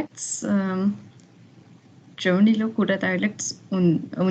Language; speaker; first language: Telugu; non-native, learner; German